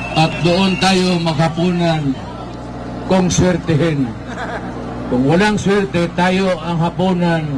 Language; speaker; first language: Filipino; non-native, local second language; Cebuano